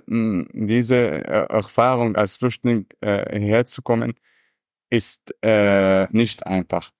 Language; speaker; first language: German; non-native, fluent; Arabic